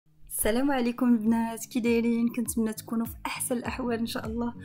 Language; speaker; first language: Arabic; native; Arabic